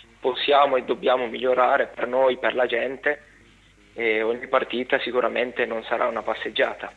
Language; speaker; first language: Italian; native; Italian